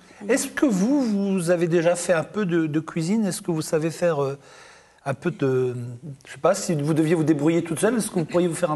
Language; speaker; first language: French; native; French